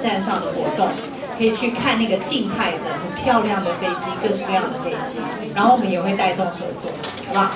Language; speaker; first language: Chinese; native; Chinese